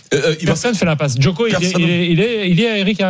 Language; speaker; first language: French; native; French